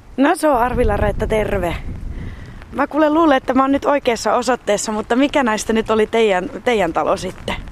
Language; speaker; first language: Finnish; native; Finnish